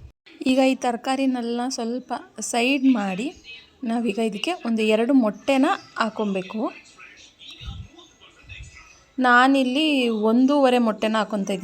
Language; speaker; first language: Kannada; native; Kannada